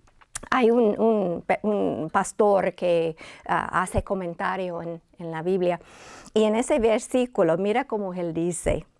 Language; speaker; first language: Spanish; non-native, fluent; English